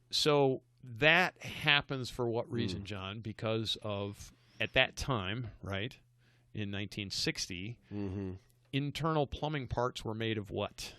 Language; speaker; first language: English; native; English